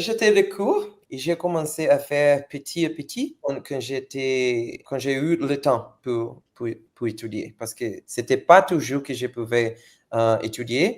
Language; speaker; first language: French; non-native, fluent; Portuguese